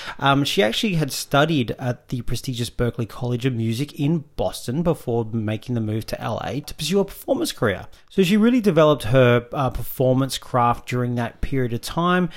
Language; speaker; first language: English; native; English